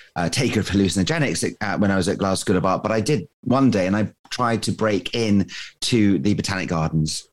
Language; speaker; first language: English; native; English